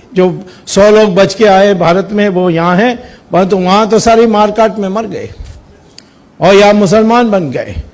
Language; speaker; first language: Hindi; non-native, local second language; Tamil